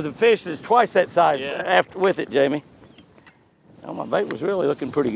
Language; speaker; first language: English; native; English